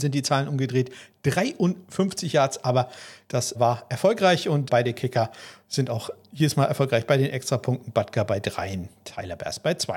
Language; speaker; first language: German; native; German